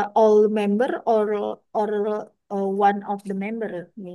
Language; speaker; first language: English; non-native, learner; Indonesian